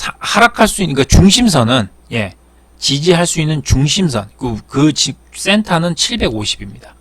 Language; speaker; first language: Korean; native; Korean